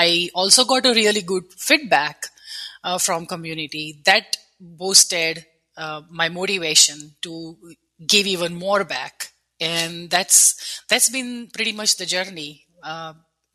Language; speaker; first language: English; non-native, local second language; Gujarati